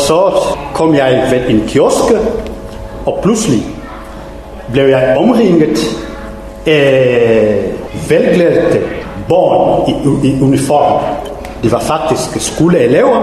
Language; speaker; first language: Danish; non-native, fluent; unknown